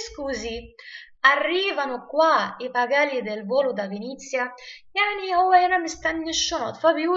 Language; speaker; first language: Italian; non-native, fluent; Arabic